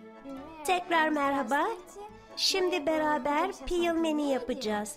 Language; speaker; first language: Turkish; early bilingual, heritage; Turkish